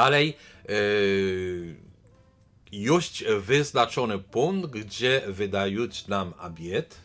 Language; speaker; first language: Polish; non-native, learner; Belarusian